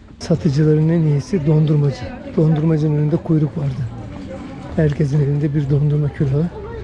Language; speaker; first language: Turkish; native; Turkish